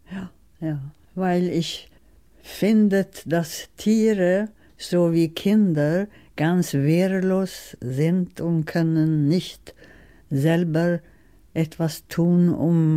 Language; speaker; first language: German; non-native, fluent; Swedish